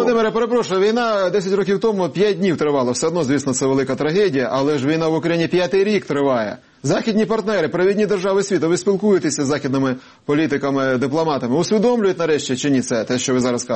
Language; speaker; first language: Ukrainian; native; Ukrainian